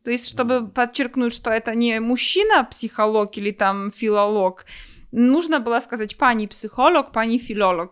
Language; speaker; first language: Russian; non-native, fluent; Polish